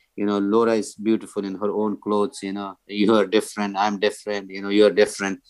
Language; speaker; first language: English; non-native, fluent; Persian